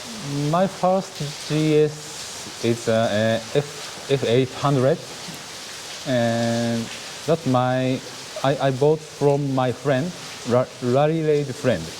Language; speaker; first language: English; non-native, learner; Japanese